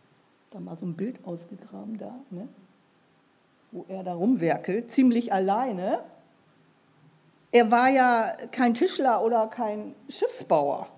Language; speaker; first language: German; native; German